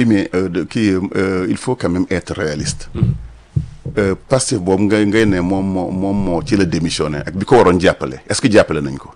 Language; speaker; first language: French; non-native, local second language; Wolof